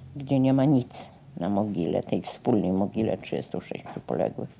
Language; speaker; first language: Polish; native; Polish